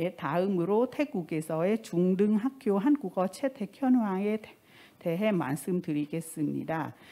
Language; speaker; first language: Korean; non-native, fluent; Thai